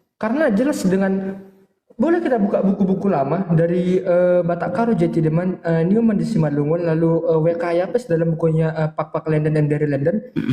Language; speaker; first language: Indonesian; native; Indonesian